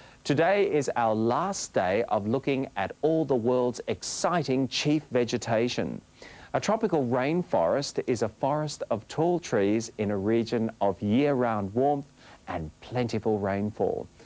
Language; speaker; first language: English; native; English